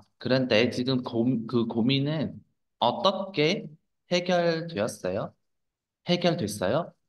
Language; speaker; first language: Korean; non-native, fluent; Vietnamese